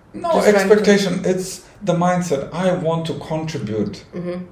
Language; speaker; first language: English; non-native, fluent; Romanian